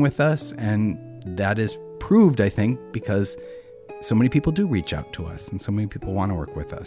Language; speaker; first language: English; native; English